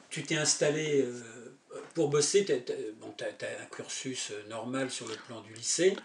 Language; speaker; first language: French; native; French